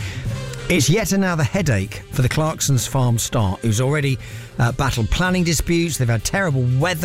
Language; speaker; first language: English; native; English